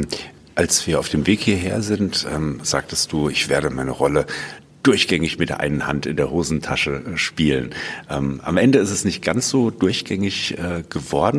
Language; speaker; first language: German; native; German